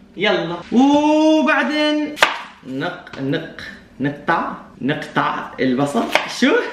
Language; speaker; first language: Arabic; non-native, fluent; English